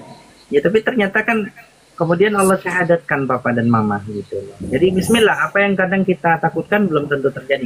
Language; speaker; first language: Indonesian; native; Indonesian